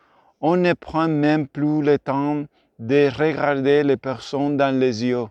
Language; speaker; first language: French; non-native, learner; Spanish